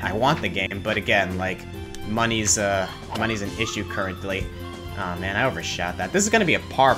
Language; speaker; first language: English; native; English